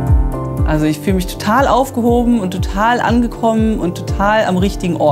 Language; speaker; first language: German; native; German